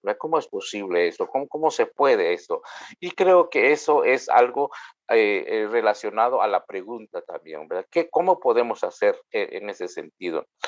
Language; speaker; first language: Spanish; non-native, local second language; Kʼicheʼ